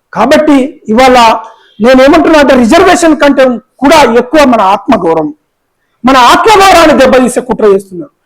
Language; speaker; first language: Telugu; non-native, local second language; Lambadi